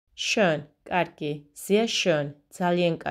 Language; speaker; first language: German; non-native, fluent; Georgian